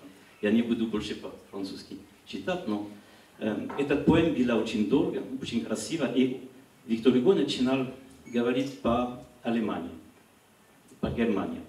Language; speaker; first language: Russian; non-native, learner; French